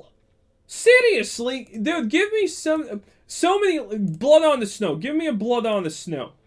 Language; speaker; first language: English; non-native, fluent; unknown